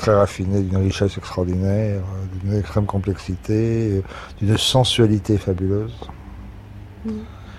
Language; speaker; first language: French; native; French